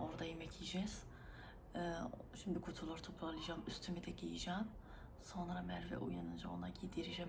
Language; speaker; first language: Turkish; non-native, fluent; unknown